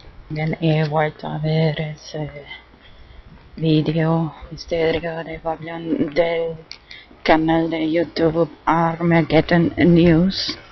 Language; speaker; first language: Spanish; non-native, fluent; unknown